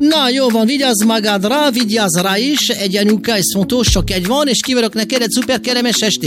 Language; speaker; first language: Hungarian; native; Hungarian